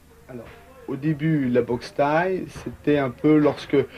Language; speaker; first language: French; native; French